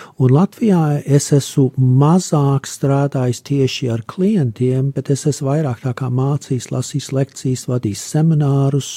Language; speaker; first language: Latvian; early bilingual, heritage; Latvian